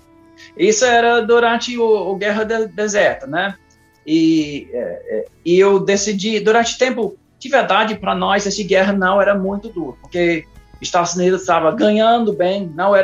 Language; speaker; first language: Portuguese; non-native, fluent; English